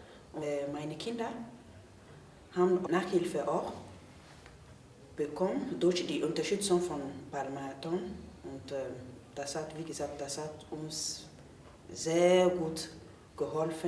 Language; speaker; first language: German; non-native, learner; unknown